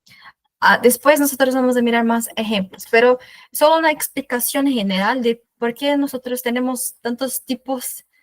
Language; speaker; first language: Spanish; non-native, fluent; Portuguese